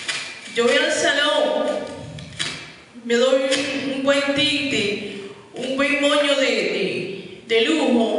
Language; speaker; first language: Spanish; native; Spanish